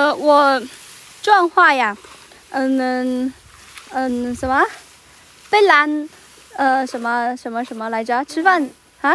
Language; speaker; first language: Chinese; non-native, local second language; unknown